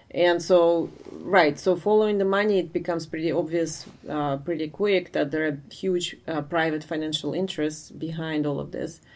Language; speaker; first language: English; non-native, fluent; Ukrainian